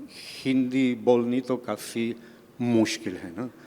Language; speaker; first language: Hindi; non-native, fluent; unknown